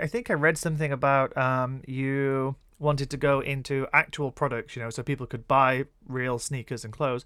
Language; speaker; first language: English; native; English